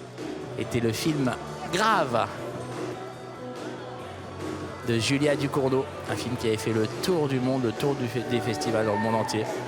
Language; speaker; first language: French; native; French